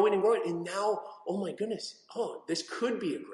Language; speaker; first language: English; native; English